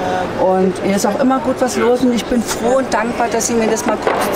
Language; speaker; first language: German; native; German